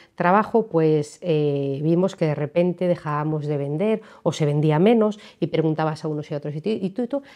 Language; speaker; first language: Spanish; native; Spanish